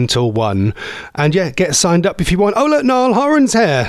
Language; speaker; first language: English; native; English